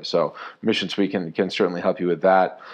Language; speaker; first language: English; native; English